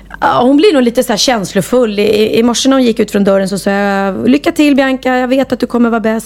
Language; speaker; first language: Swedish; native; Swedish